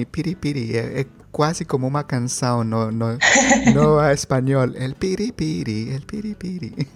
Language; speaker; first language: Portuguese; non-native, learner; Spanish